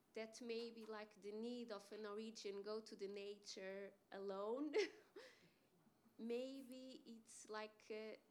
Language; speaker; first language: English; non-native, fluent; Portuguese